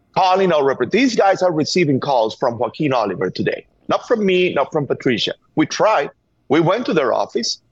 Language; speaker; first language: English; non-native, fluent; Spanish